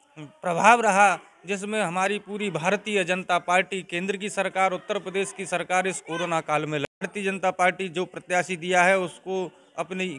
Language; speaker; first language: Hindi; native; Hindi